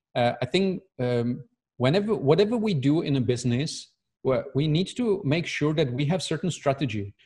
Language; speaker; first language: English; non-native, fluent; Czech